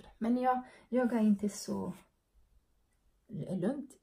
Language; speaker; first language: Swedish; non-native, learner; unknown